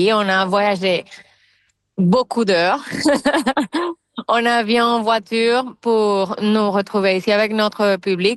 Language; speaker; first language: French; non-native, fluent; Spanish